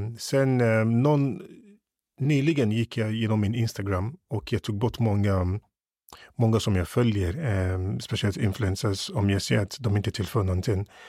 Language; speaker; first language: Swedish; early bilingual, other home language; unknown